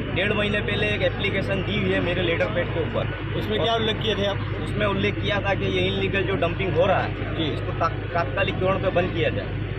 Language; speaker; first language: Hindi; non-native, local second language; Gujarati